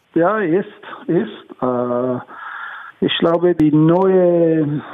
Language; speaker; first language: German; non-native, learner; English